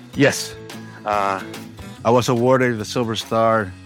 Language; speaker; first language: English; early bilingual, other home language; Spanish